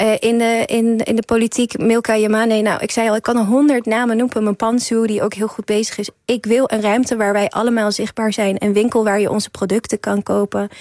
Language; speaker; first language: Dutch; early bilingual, other home language; Persian